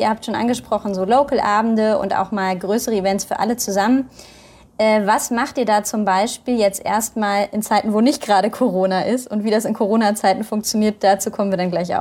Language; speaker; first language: German; native; German